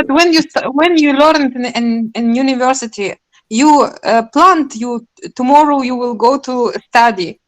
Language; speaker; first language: English; non-native, learner; Russian